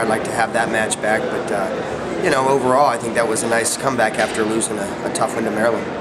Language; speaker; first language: English; native; English